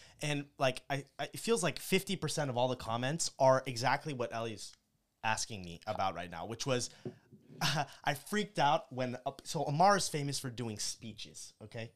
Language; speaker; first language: English; native; English